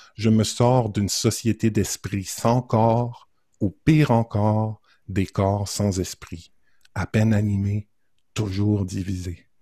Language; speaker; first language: French; native; French